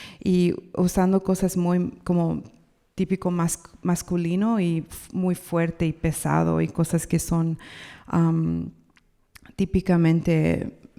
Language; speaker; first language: Spanish; non-native, learner; English